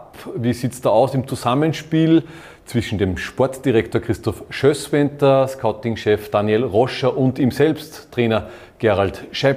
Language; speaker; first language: German; native; German